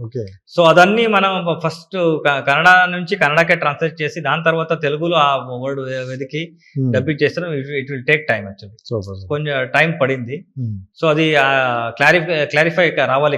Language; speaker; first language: Telugu; non-native, learner; Kannada